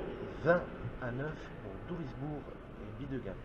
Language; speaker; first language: French; native; French